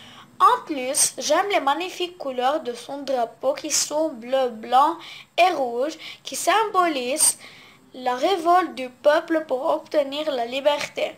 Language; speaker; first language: French; non-native, local second language; Arabic